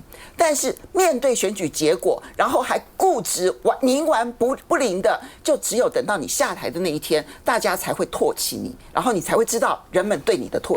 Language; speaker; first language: Chinese; native; Chinese